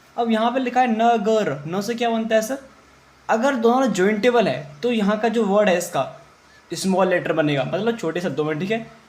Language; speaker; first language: Hindi; native; Hindi